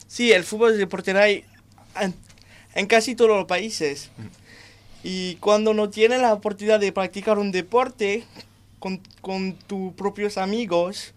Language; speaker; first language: Spanish; non-native, fluent; French